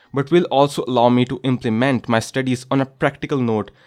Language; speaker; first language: English; non-native, local second language; Urdu